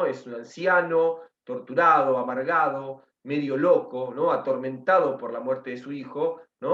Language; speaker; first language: Spanish; native; Spanish